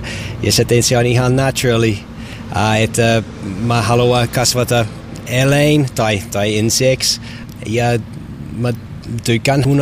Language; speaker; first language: Finnish; non-native, learner; English